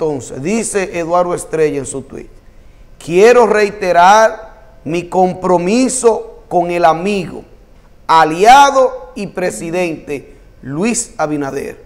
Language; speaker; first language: Spanish; native; Spanish